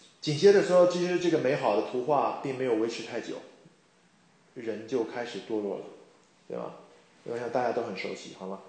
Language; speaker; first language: Chinese; native; Chinese